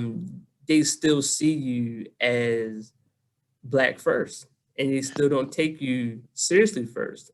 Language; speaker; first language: English; native; English